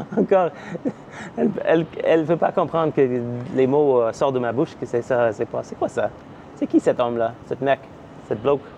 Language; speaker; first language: French; non-native, local second language; English